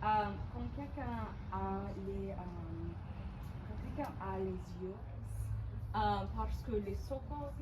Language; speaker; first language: French; non-native, local second language; English